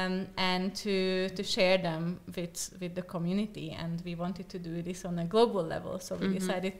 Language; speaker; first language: English; non-native, fluent; Slovak